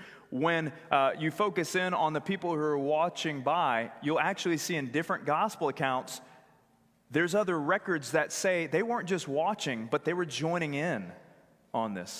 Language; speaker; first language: English; native; English